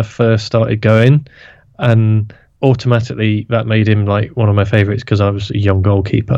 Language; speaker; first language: English; native; English